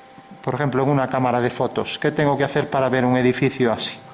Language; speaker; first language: Spanish; native; Spanish